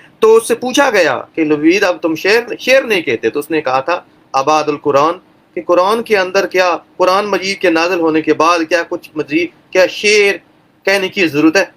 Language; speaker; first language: Urdu; non-native, local second language; Punjabi